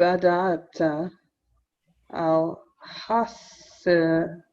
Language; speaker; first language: Arabic; non-native, learner; English